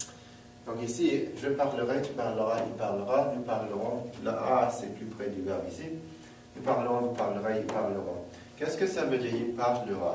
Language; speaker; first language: French; non-native, fluent; English